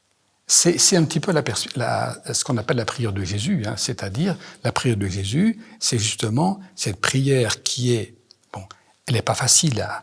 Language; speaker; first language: French; native; French